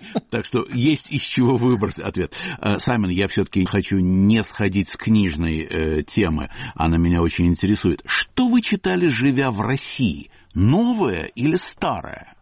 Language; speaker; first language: Russian; native; Russian